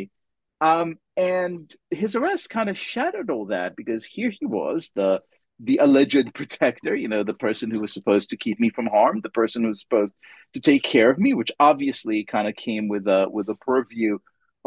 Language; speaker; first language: English; non-native, fluent; Hebrew